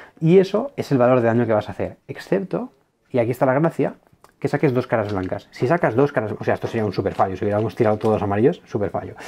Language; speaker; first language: Spanish; native; Spanish